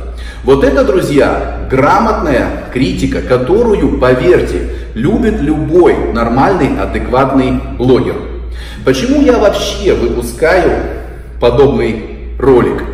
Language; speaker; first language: Russian; native; Russian